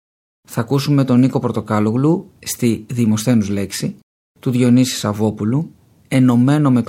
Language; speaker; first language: Greek; native; Greek